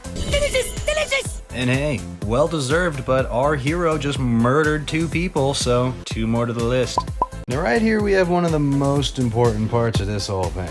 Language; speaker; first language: English; native; English